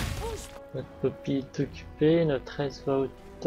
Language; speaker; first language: French; native; French